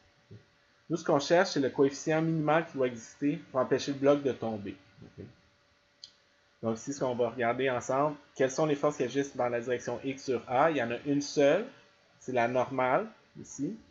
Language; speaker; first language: French; native; French